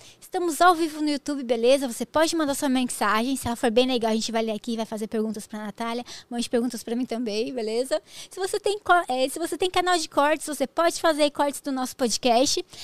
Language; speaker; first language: Portuguese; native; Portuguese